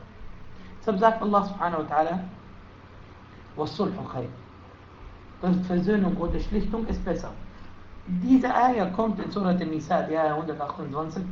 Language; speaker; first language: German; non-native, fluent; Arabic